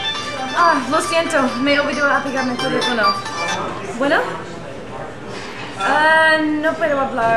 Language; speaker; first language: Spanish; non-native, learner; English